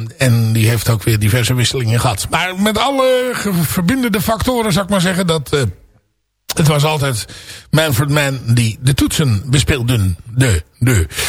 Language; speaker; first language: Dutch; native; Dutch